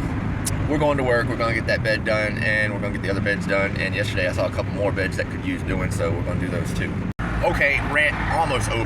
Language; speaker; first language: English; native; English